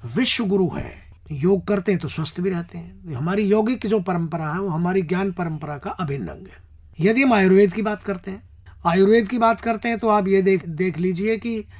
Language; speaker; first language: Hindi; native; Hindi